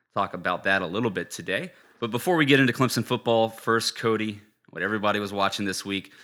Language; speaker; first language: English; native; English